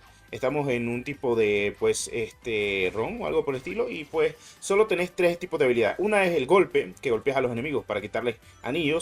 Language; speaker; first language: Spanish; native; Spanish